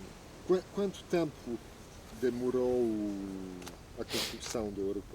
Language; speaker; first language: Portuguese; non-native, fluent; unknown